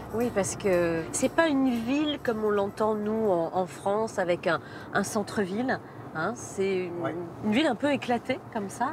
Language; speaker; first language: French; native; French